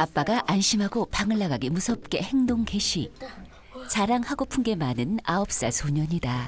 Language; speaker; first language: Korean; native; Korean